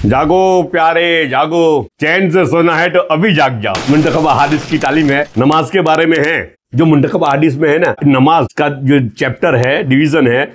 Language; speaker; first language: Hindi; non-native, local second language; Gujarati